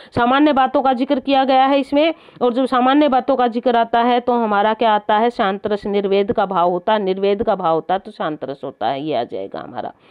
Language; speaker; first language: Hindi; native; Hindi